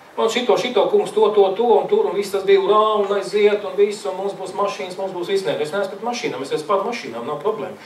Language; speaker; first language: Latvian; native; Latvian